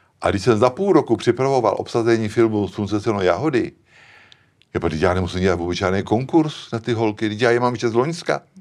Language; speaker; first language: Czech; native; Czech